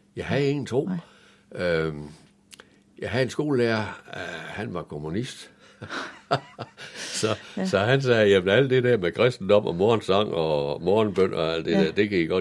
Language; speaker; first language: Danish; native; Danish